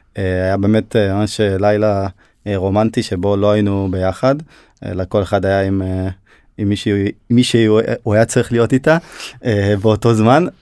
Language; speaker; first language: Hebrew; early bilingual, other home language; Turkish